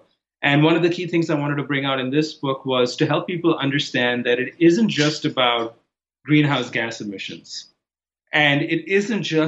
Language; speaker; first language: English; non-native, local second language; Hindi